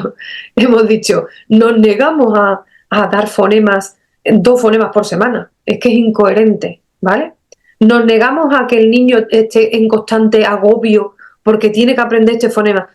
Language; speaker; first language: Spanish; native; Spanish